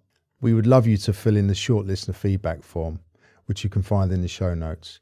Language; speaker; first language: English; native; English